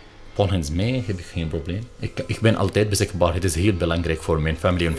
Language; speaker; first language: Dutch; non-native, learner; Arabic